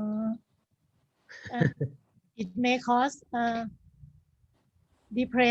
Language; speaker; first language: English; non-native, learner; Thai